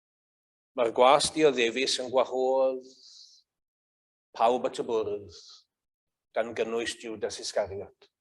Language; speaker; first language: Welsh; native; Welsh